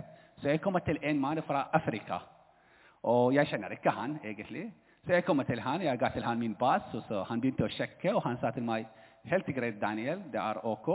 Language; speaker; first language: Norwegian; non-native, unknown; Arabic